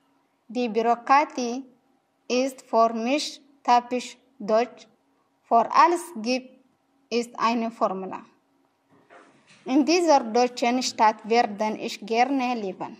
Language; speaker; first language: German; non-native, learner; Tigrinya